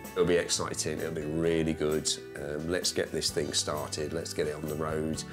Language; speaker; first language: English; native; English